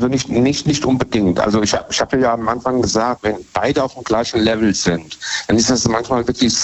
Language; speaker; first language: German; native; German